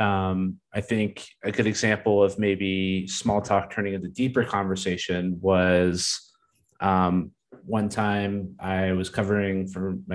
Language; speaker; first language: English; native; English